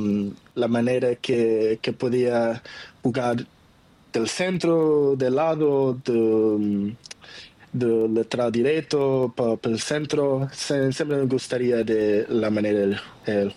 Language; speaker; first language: Spanish; non-native, learner; Portuguese